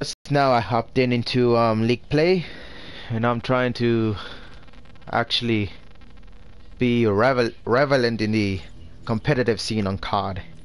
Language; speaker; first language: English; non-native, fluent; Spanish